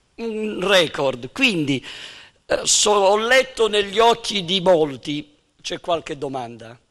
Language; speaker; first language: Italian; native; Italian